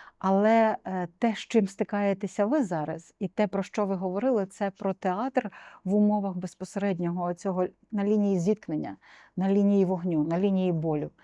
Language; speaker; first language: Ukrainian; native; Ukrainian